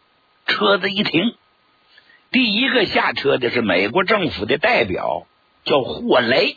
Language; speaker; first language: Chinese; native; Chinese